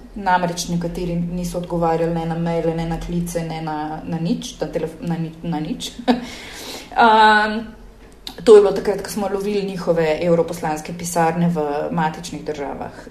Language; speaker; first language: Slovenian; native; Slovenian